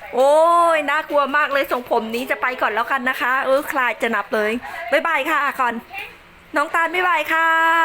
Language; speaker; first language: Thai; non-native, local second language; Northern Khmer